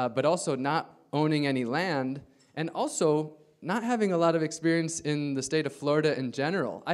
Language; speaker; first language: English; native; English